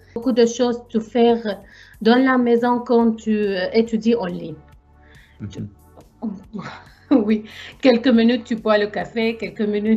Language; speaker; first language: French; non-native, learner; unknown